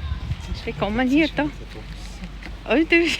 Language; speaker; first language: German; non-native, fluent; Cebuano